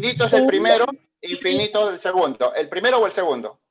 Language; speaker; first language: Spanish; native; Spanish